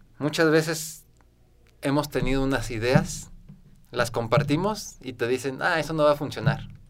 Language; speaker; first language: Spanish; native; Spanish